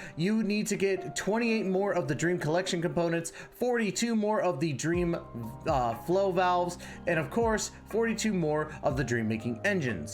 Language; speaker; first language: English; native; English